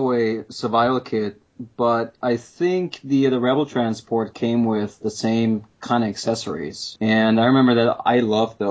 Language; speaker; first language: English; non-native, fluent; German